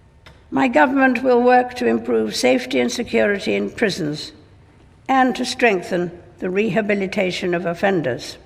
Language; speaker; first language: English; native; English